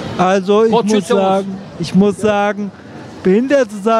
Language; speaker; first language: German; native; German